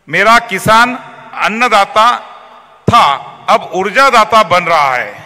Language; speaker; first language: Hindi; non-native, local second language; Marathi